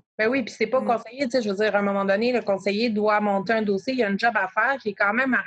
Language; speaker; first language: French; native; French